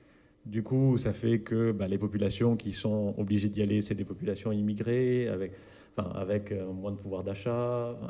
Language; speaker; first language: French; native; French